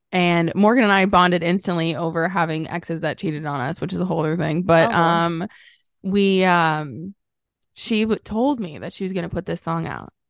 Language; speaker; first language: English; native; English